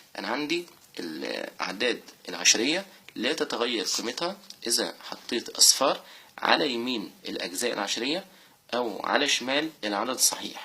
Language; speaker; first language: Arabic; native; Arabic